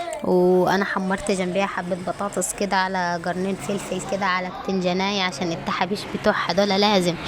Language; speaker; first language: Arabic; native; Arabic